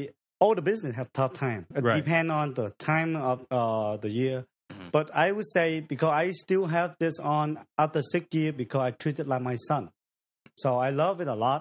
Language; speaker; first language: English; non-native, learner; Vietnamese